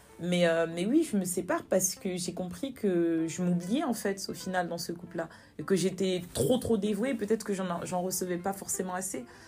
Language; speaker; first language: French; native; French